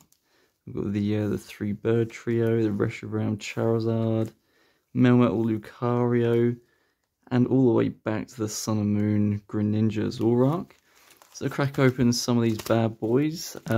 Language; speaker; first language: English; native; English